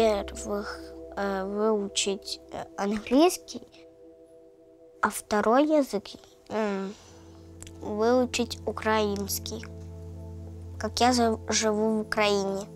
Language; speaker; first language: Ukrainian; non-native, local second language; Russian